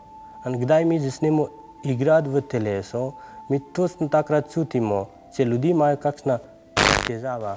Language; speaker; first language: Slovenian; non-native, learner; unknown